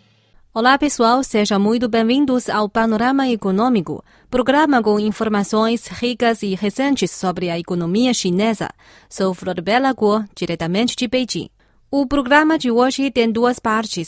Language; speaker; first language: Portuguese; non-native, fluent; Chinese